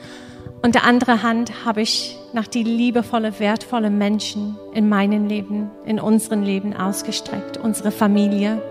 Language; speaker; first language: German; non-native, fluent; English